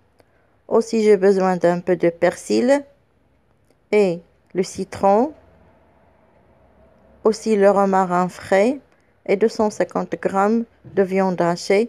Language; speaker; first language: French; non-native, local second language; Arabic